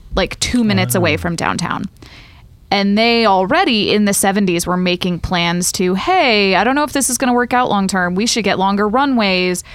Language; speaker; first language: English; native; English